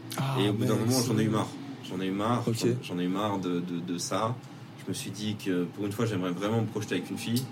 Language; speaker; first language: French; native; French